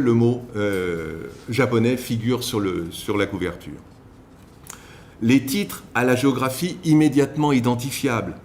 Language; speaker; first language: French; native; French